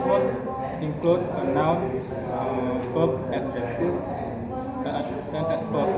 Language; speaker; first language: English; non-native, learner; Indonesian